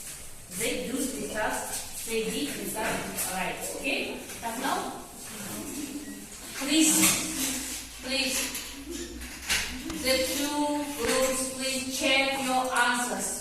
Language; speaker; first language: English; non-native, learner; Russian